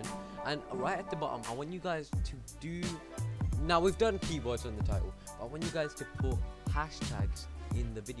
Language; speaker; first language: English; native; English